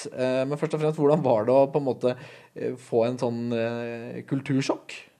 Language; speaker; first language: Norwegian; native; Norwegian